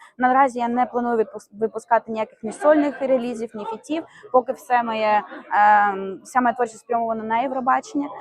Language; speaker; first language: Ukrainian; native; Ukrainian